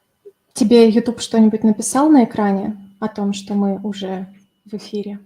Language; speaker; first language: Russian; native; Russian